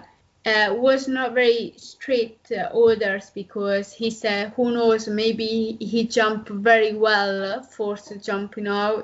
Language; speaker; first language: English; non-native, learner; Italian